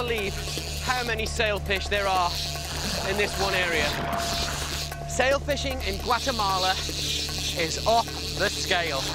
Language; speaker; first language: English; native; English